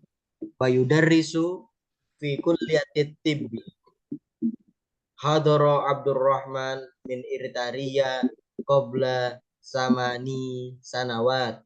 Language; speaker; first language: Arabic; non-native, fluent; Indonesian